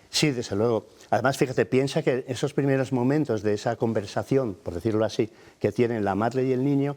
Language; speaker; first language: Spanish; native; Spanish